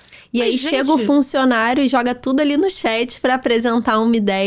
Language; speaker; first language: Portuguese; native; Portuguese